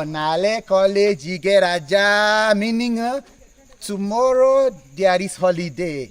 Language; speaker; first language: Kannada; non-native, learner; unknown